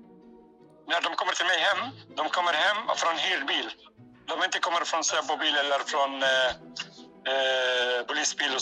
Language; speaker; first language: Swedish; non-native, learner; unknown